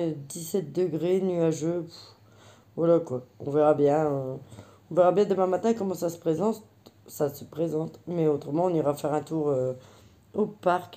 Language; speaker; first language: French; native; French